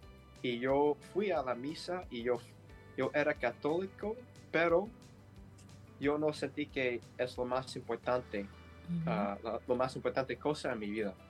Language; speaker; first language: Spanish; non-native, learner; English